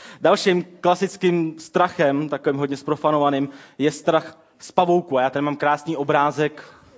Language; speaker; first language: Czech; native; Czech